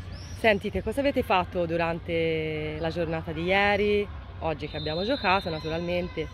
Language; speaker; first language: Italian; native; Italian